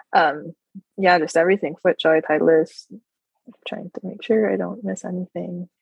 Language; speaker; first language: English; non-native, local second language; Filipino